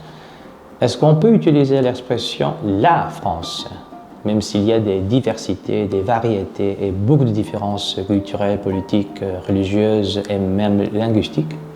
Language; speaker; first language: French; non-native, fluent; Korean